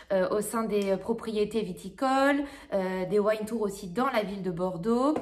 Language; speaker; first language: French; native; French